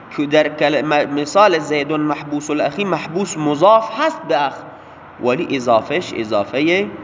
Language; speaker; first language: Persian; non-native, local second language; Baluchi